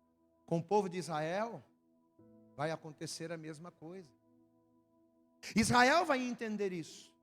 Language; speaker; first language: Portuguese; native; Portuguese